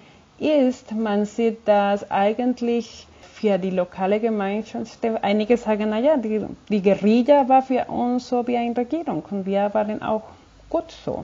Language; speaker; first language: German; non-native, fluent; Spanish